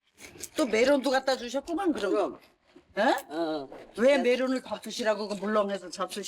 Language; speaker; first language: Korean; native; Korean